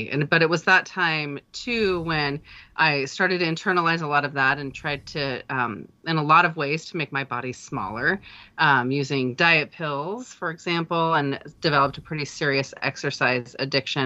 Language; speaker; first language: English; native; English